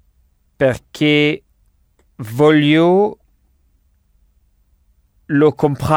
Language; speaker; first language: Italian; non-native, learner; French